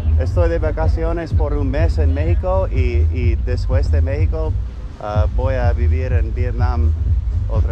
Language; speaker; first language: Spanish; non-native, learner; English